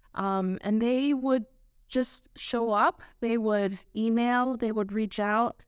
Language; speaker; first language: English; native; English